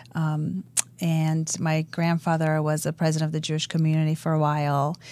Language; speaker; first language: English; early bilingual, other home language; Romanian